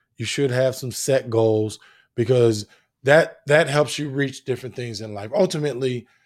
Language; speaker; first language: English; native; English